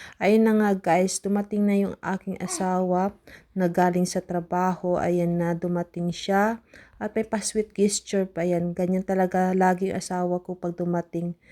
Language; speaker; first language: Filipino; non-native, local second language; Cebuano